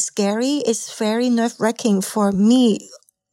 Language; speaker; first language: English; non-native, local second language; Cantonese